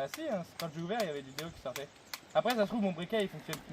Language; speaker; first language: French; native; French